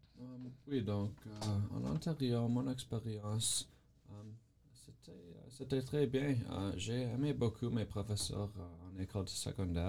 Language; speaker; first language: French; non-native, learner; English